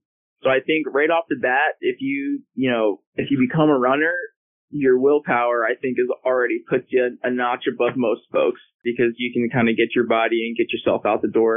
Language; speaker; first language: English; native; English